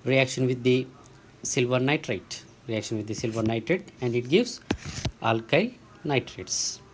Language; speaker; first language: English; non-native, local second language; Telugu